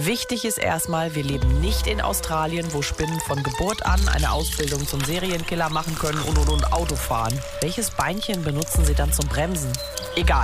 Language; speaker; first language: German; native; German